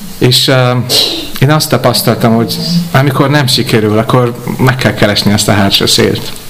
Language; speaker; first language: Hungarian; non-native, fluent; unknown